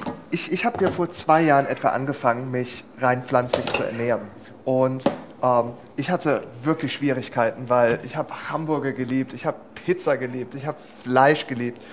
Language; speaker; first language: German; native; German